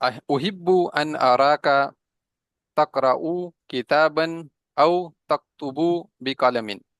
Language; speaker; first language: Arabic; non-native, learner; Hindi